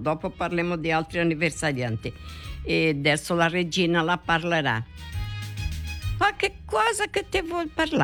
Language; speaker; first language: Italian; early bilingual, heritage; Portuguese